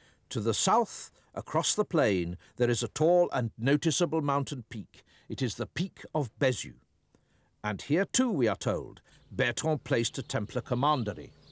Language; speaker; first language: English; native; English